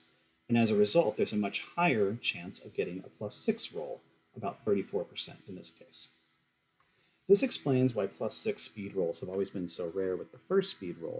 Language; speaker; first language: English; native; English